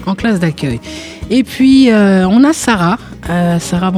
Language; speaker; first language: French; native; French